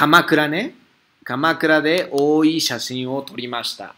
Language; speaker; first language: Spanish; non-native, fluent; Japanese